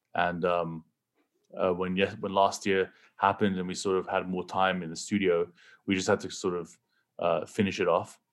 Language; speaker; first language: English; native; English